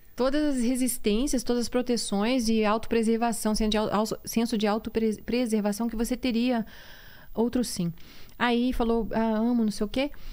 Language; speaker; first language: Portuguese; native; Portuguese